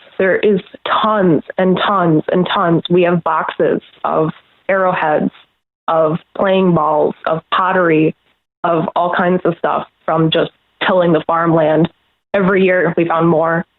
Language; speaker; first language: English; native; English